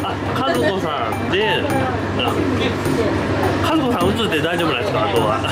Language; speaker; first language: Japanese; native; Japanese